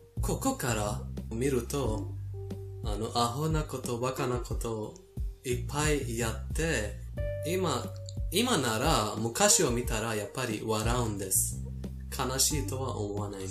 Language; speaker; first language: Japanese; non-native, fluent; Persian